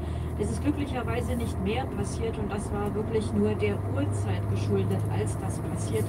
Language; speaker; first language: German; native; German